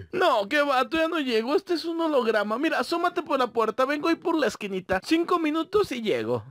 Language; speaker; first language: Spanish; native; Spanish